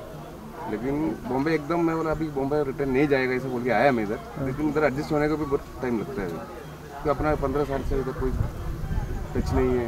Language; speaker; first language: Hindi; non-native, local second language; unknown